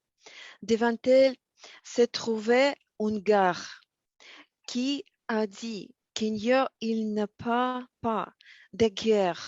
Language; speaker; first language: French; non-native, learner; Russian